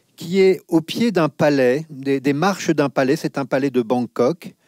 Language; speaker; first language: French; native; French